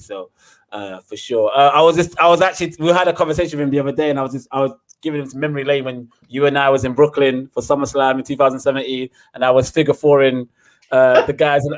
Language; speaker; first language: English; native; English